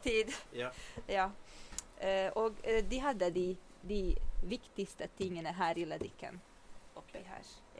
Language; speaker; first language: Norwegian; non-native, fluent; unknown